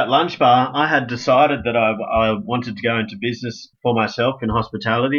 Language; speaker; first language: English; native; English